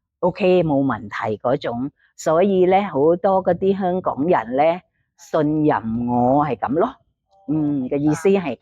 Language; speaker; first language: Cantonese; non-native, learner; Thai